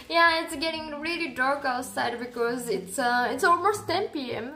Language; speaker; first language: English; non-native, fluent; Japanese